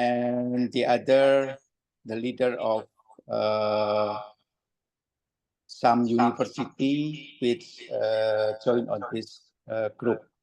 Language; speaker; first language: English; non-native, learner; Indonesian